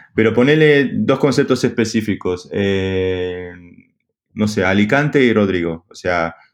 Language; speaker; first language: Spanish; native; Spanish